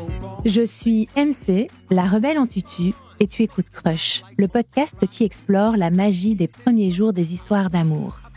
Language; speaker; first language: French; native; French